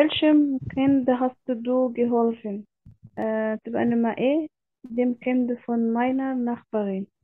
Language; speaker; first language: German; non-native, learner; Arabic